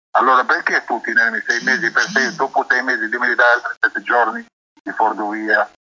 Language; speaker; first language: Italian; non-native, learner; Arabic